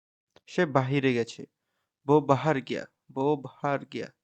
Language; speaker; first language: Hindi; non-native, fluent; Bangla